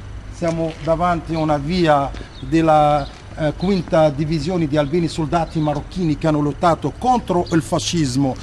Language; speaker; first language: Italian; non-native, fluent; Arabic